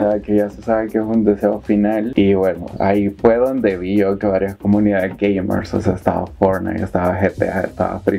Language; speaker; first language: Spanish; native; Spanish